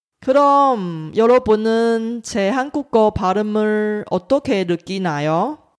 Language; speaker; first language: Korean; non-native, fluent; Chinese